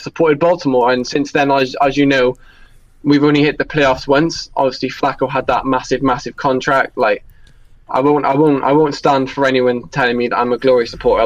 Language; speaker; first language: English; native; English